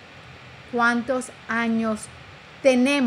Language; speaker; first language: Spanish; non-native, fluent; English